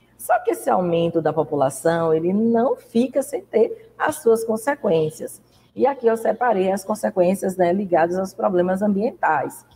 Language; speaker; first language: Portuguese; native; Portuguese